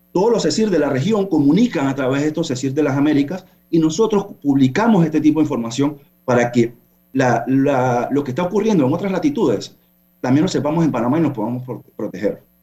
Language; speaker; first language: Spanish; native; Spanish